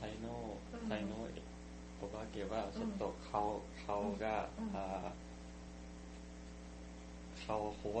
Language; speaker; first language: Japanese; non-native, learner; Thai